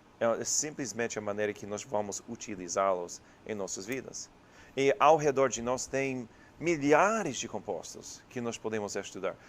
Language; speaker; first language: Portuguese; non-native, fluent; English